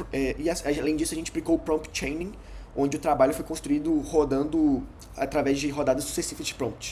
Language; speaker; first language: Portuguese; native; Portuguese